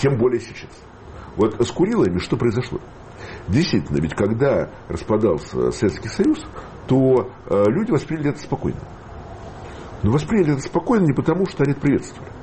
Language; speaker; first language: Russian; native; Russian